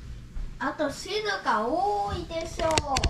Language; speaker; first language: Japanese; early bilingual, other home language; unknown